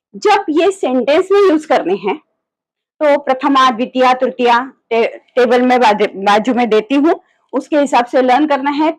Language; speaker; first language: Hindi; non-native, local second language; Marathi